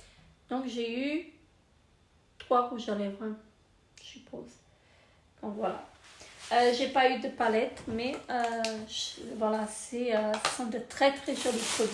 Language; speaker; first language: French; native; French